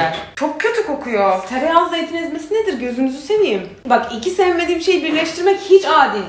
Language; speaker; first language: Turkish; native; Turkish